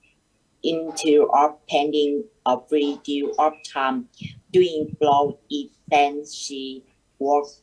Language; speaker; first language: English; non-native, learner; Vietnamese